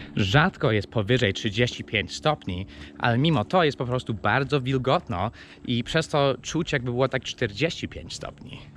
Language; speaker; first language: Polish; non-native, fluent; English